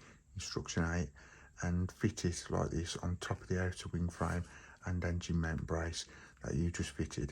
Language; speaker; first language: English; native; English